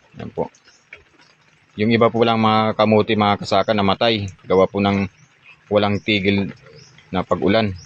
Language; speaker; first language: Filipino; non-native, local second language; Bikol